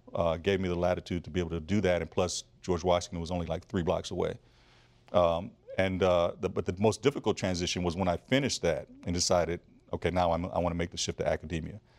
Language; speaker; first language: English; native; English